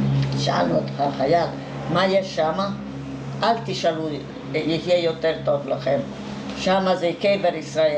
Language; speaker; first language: Hebrew; non-native, fluent; Hungarian